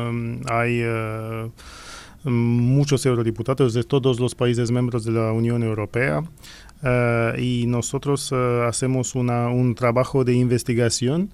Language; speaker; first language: Spanish; non-native, fluent; Romanian